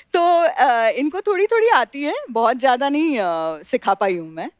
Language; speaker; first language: Hindi; non-native, local second language; Marathi